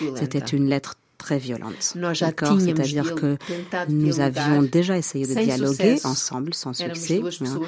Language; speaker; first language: French; non-native, fluent; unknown